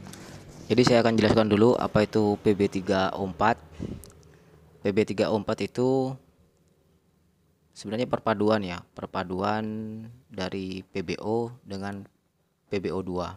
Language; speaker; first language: Indonesian; non-native, local second language; Madurese